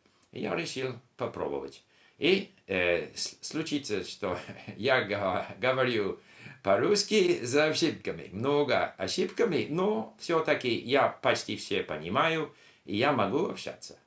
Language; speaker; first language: Russian; non-native, learner; English